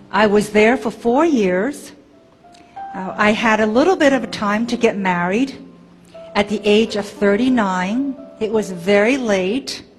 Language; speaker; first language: English; early bilingual, other home language; Chinese